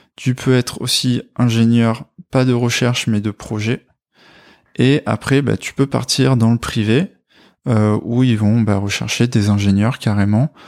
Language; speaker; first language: French; native; French